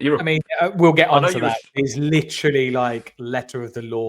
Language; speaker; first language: English; native; English